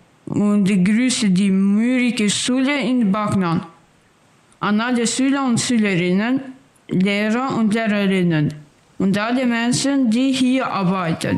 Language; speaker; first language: German; early bilingual, other home language; Albanian